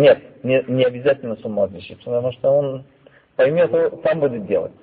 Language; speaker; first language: Russian; non-native, fluent; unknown